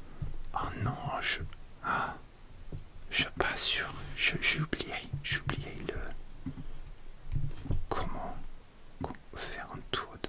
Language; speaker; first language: French; non-native, learner; English